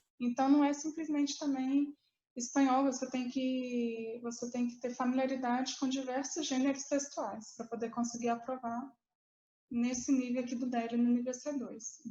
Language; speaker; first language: Portuguese; native; Portuguese